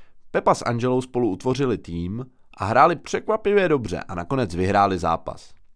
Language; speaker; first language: Czech; native; Czech